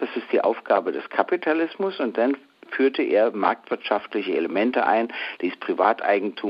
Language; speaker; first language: German; native; German